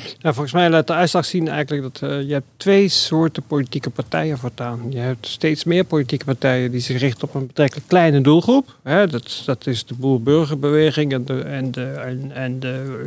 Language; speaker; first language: Dutch; native; Dutch